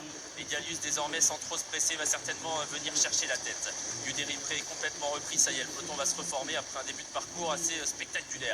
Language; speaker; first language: French; native; French